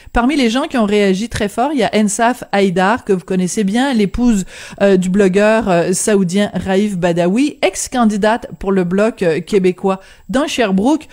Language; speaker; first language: French; native; French